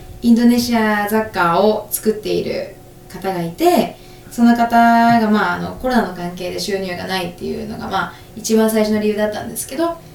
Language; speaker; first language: Japanese; native; Japanese